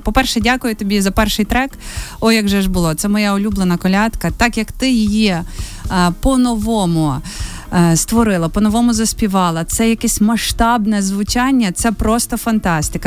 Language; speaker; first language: Ukrainian; native; Ukrainian